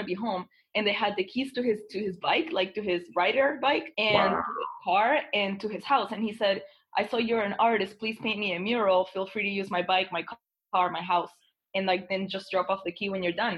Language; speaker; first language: English; non-native, fluent; Spanish